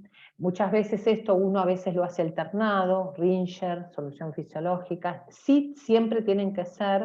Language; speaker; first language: Spanish; native; Spanish